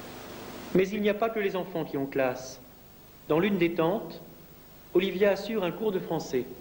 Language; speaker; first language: French; native; French